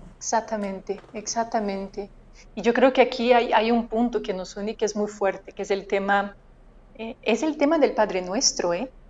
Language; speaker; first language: Spanish; non-native, fluent; Portuguese